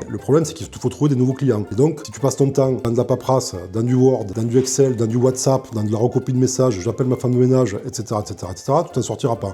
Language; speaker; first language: French; native; French